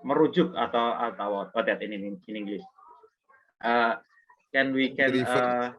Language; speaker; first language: English; non-native, fluent; Indonesian